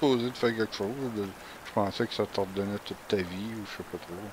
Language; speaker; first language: French; native; French